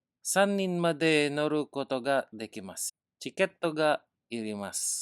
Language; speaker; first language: Japanese; non-native, learner; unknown